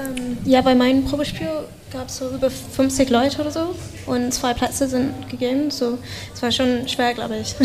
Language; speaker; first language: German; non-native, fluent; English